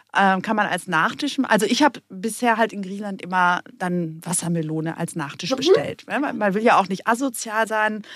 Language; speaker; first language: German; early bilingual, other home language; Greek